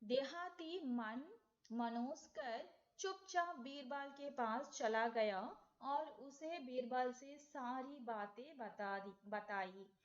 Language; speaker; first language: Hindi; non-native, local second language; Tamil